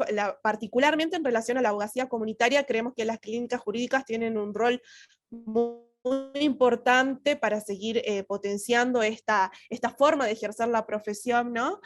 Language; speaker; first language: Spanish; native; Spanish